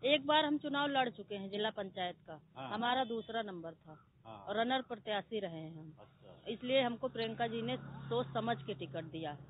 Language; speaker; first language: Hindi; native; Hindi